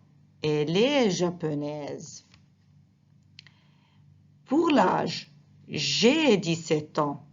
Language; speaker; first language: French; non-native, fluent; Arabic